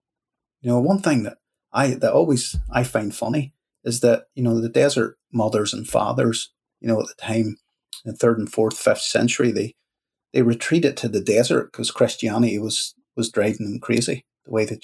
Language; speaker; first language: English; native; English